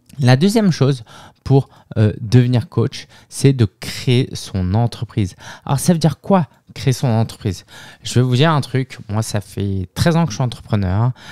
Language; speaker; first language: French; native; French